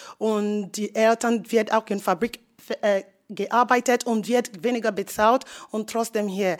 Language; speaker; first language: German; non-native, fluent; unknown